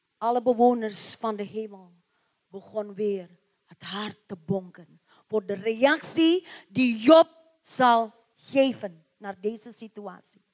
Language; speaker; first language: Dutch; non-native, learner; Indonesian